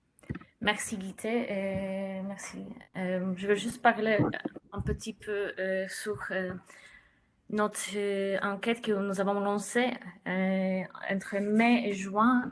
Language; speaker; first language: French; non-native, fluent; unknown